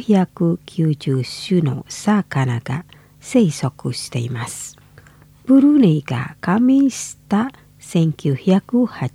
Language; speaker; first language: Japanese; non-native, fluent; Indonesian